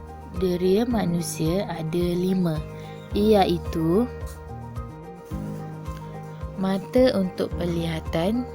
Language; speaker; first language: Malay; native; Malay